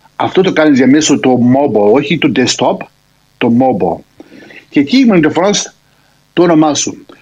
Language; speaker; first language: Greek; early bilingual, heritage; Greek